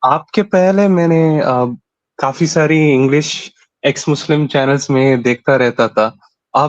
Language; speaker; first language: Hindi; non-native, local second language; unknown